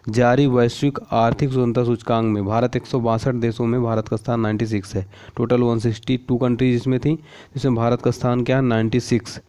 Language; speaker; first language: Hindi; native; Hindi